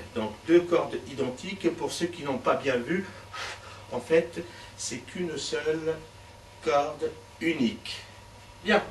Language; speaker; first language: French; native; French